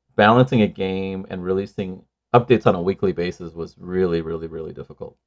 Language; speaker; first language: English; non-native, local second language; Sinhala